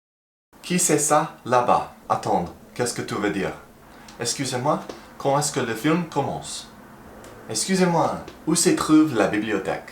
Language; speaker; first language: French; non-native, learner; English